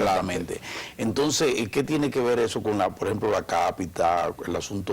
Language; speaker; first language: Spanish; native; Spanish